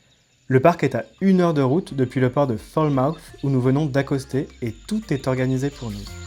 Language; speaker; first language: French; native; French